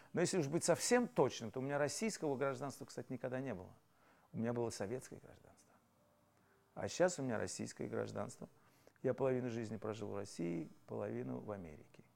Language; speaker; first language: Russian; native; Russian